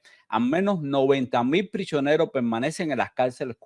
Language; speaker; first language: Spanish; native; Spanish